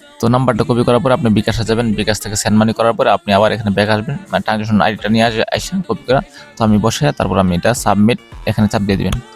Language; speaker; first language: Bangla; non-native, local second language; Chakma